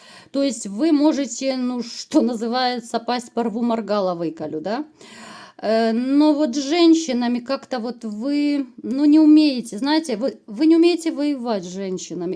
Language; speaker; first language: Russian; native; Russian